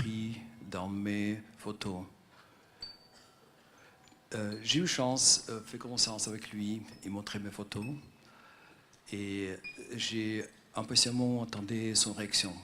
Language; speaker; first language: French; non-native, fluent; Russian